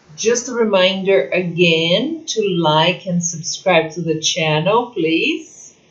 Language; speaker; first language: English; non-native, fluent; Portuguese